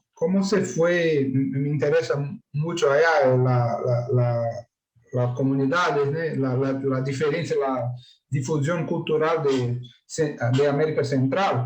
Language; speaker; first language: Spanish; non-native, learner; Portuguese